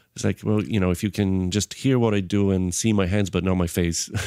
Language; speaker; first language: English; non-native, fluent; Bulgarian